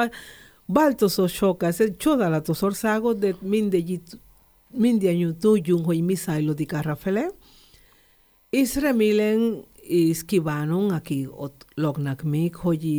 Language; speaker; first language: Hungarian; non-native, learner; Spanish